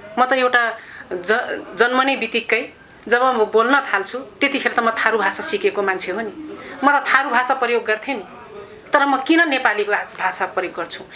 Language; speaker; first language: Nepali; non-native, local second language; Rana Tharu